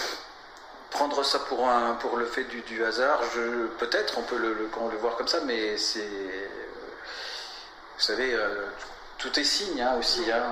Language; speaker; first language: French; native; French